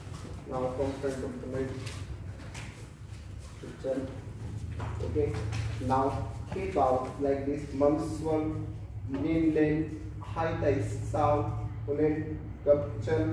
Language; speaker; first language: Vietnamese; non-native, learner; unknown